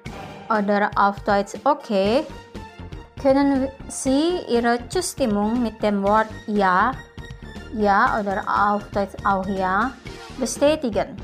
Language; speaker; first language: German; non-native, fluent; Indonesian